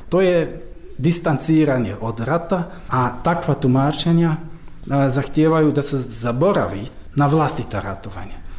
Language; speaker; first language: Croatian; non-native, fluent; Dutch